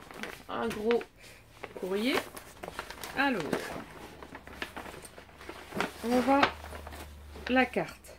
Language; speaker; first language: French; native; French